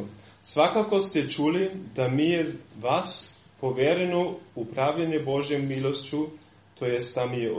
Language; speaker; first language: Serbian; non-native, fluent; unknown